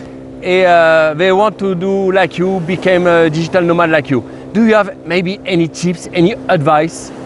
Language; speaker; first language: English; non-native, learner; French